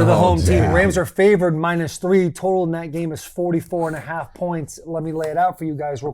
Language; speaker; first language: English; native; English